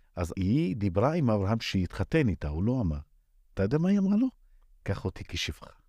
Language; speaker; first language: Hebrew; non-native, local second language; Arabic